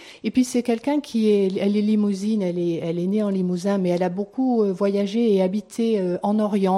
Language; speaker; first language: French; native; French